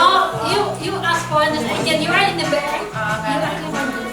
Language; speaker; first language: English; non-native, fluent; Indonesian